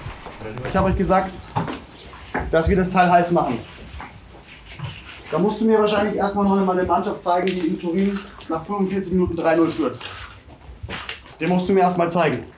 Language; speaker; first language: German; native; German